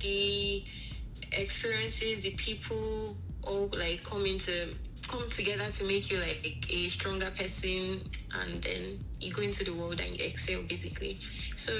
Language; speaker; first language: English; non-native, local second language; Yoruba